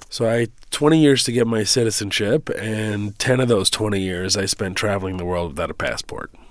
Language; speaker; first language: English; early bilingual, other home language; Arabic